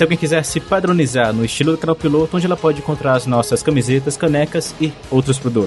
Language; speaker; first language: Portuguese; native; Portuguese